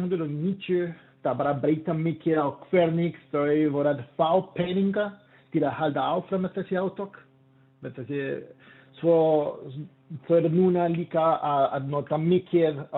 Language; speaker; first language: Icelandic; non-native, learner; Spanish